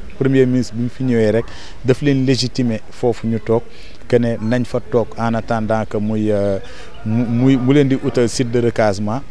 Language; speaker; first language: Wolof; native; Wolof